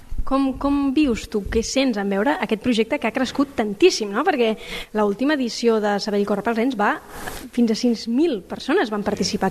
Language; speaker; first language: Catalan; native; Catalan